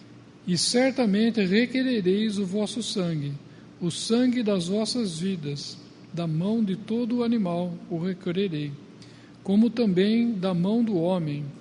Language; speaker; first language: Portuguese; native; Portuguese